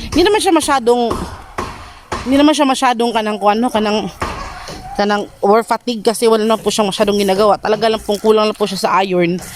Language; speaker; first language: Filipino; non-native, local second language; Cebuano